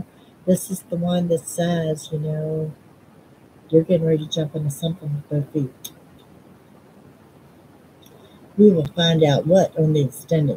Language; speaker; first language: English; native; English